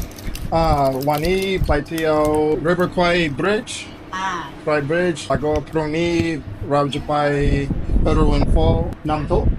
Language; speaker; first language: Thai; non-native, learner; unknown